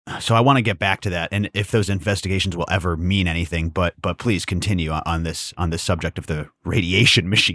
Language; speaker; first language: English; native; English